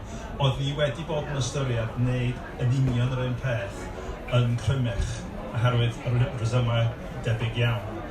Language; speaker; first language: Welsh; non-native, local second language; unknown